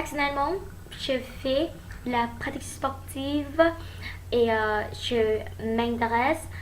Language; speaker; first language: French; non-native, learner; Thai